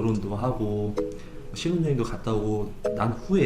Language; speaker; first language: Korean; native; Korean